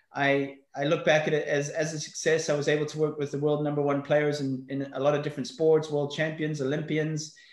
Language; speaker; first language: English; native; English